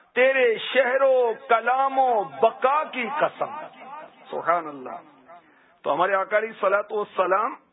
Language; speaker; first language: Urdu; native; Urdu